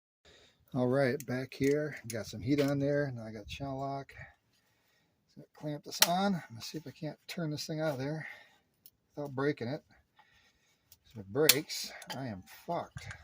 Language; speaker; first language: English; native; English